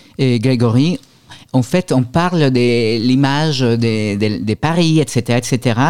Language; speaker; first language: French; non-native, fluent; Spanish